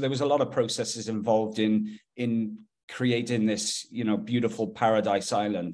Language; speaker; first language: English; native; English